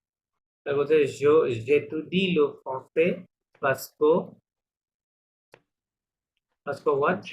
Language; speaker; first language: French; non-native, fluent; Bangla